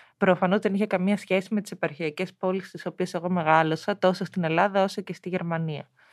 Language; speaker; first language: Greek; early bilingual, heritage; Greek